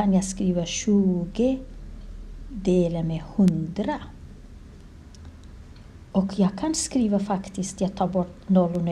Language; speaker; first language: Swedish; non-native, learner; Kurdish